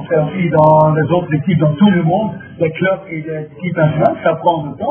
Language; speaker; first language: French; non-native, fluent; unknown